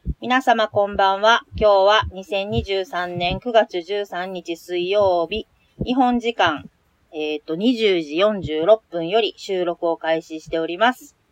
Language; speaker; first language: Japanese; native; Japanese